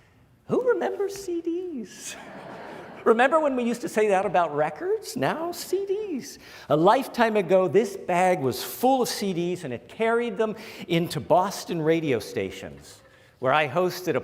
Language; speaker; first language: English; native; English